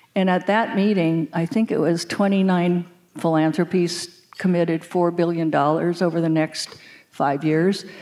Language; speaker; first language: English; native; English